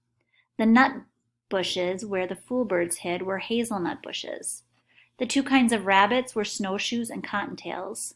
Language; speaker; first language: English; native; English